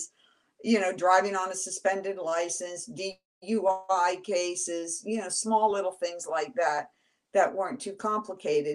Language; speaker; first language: English; native; English